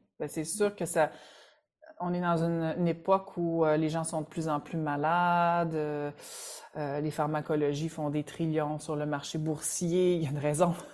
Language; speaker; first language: French; native; French